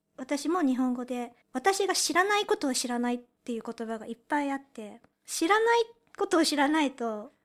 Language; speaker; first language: Japanese; early bilingual, heritage; Japanese